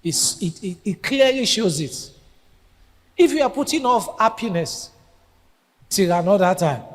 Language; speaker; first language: English; non-native, local second language; Yoruba